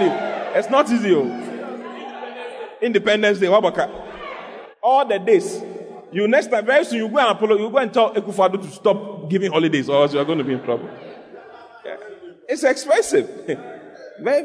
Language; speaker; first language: English; non-native, local second language; Akan